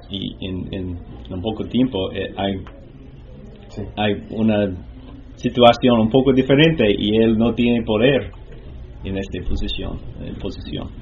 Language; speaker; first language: Spanish; non-native, learner; English